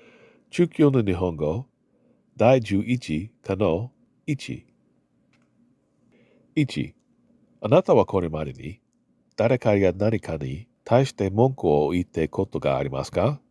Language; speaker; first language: Japanese; non-native, learner; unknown